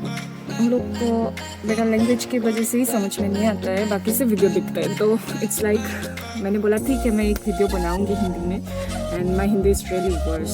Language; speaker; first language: Hindi; non-native, local second language; Assamese